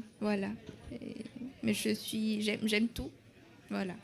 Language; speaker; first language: French; non-native, local second language; Malagasy